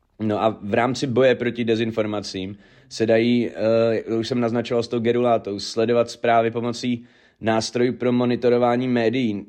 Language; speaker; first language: Czech; native; Czech